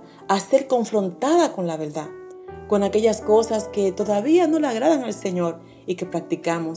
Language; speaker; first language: Spanish; native; Spanish